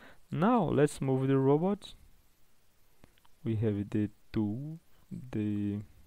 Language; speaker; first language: English; non-native, fluent; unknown